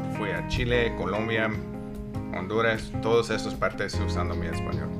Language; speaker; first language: Spanish; non-native, learner; English